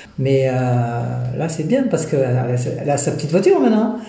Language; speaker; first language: French; native; French